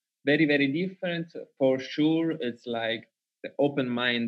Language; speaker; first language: English; non-native, learner; Italian